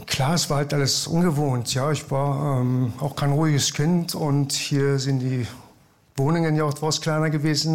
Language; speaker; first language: German; early bilingual, other home language; Persian